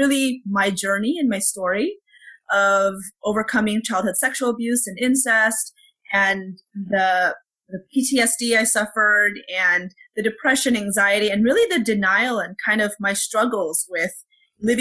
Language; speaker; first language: English; early bilingual, other home language; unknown